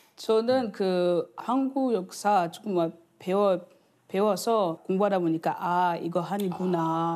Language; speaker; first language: Korean; non-native, learner; French